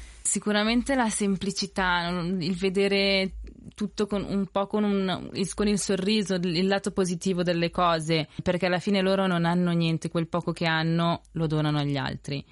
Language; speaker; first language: Italian; early bilingual, other home language; Spanish